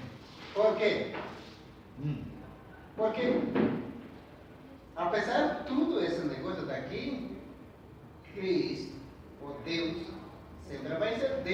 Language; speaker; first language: Portuguese; non-native, learner; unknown